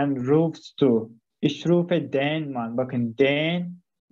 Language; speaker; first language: German; non-native, learner; Turkish